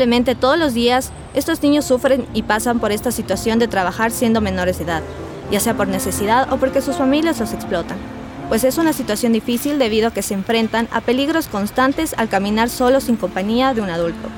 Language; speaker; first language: Spanish; native; Spanish